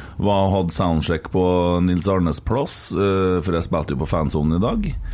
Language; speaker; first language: Norwegian; native; Norwegian